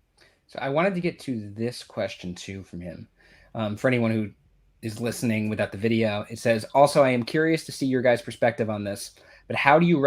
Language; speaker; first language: English; native; English